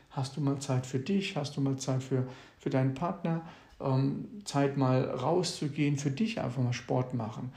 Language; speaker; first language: German; early bilingual, other home language; Italian